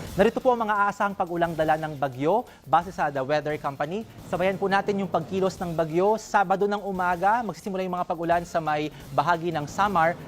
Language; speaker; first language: Filipino; non-native, local second language; Bikol